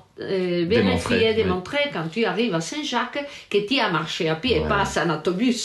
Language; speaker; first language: French; non-native, learner; Galician